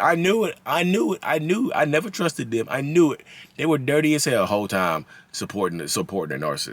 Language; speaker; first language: English; native; English